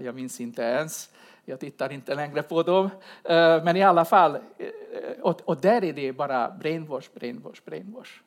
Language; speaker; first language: Swedish; non-native, fluent; Hungarian